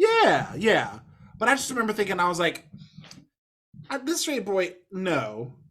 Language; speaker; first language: English; native; English